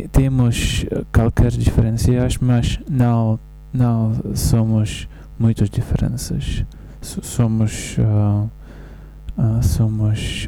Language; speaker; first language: Portuguese; non-native, learner; Czech